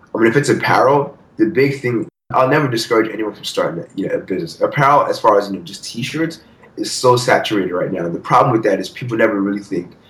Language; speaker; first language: English; early bilingual, other home language; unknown